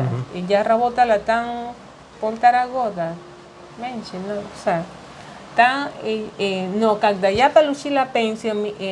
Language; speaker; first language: Russian; non-native, learner; Spanish